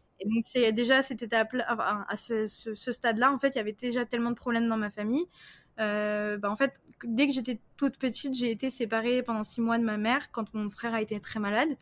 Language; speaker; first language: French; early bilingual, other home language; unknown